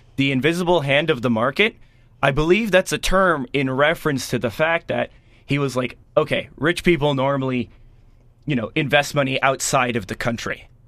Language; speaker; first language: English; native; English